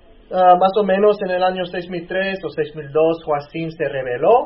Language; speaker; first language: Spanish; native; Spanish